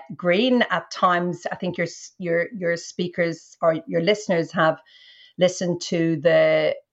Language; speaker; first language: English; native; English